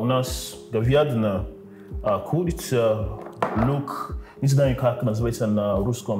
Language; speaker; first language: Russian; non-native, learner; Yoruba